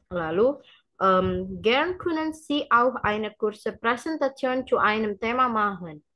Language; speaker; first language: German; non-native, learner; Indonesian